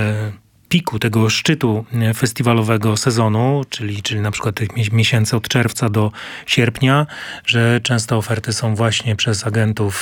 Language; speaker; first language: Polish; native; Polish